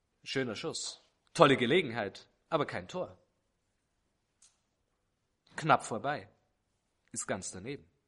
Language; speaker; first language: German; native; German